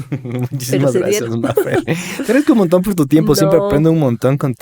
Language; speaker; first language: Spanish; native; Spanish